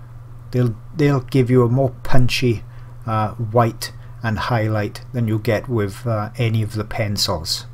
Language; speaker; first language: English; native; English